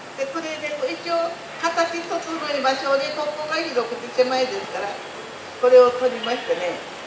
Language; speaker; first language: Japanese; native; Japanese